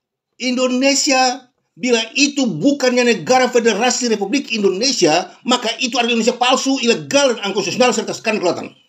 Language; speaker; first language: Indonesian; native; Indonesian